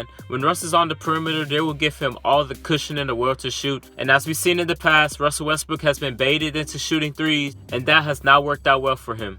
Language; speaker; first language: English; native; English